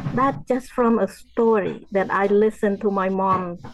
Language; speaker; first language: English; non-native, fluent; Khmer